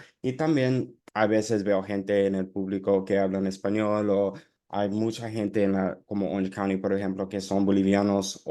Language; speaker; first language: Spanish; early bilingual, heritage; Spanish